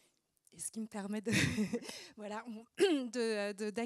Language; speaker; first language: French; native; French